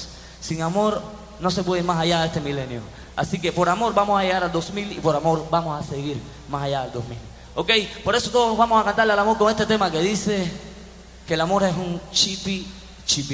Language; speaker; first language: Spanish; native; Spanish